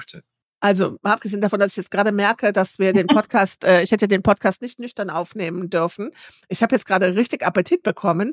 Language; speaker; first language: German; native; German